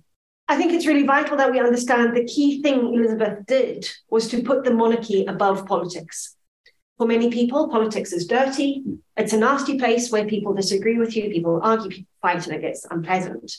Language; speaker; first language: English; native; English